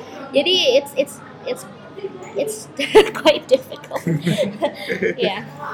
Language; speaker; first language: English; early bilingual, heritage; English